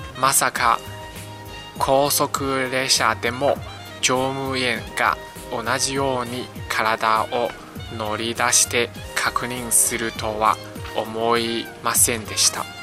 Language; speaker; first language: Japanese; non-native, fluent; Chinese